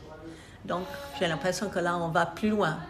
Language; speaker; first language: French; non-native, fluent; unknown